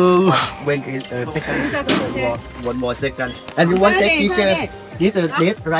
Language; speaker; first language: English; non-native, learner; Thai